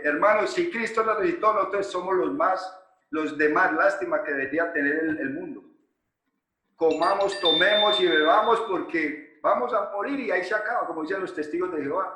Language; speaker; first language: Spanish; native; Spanish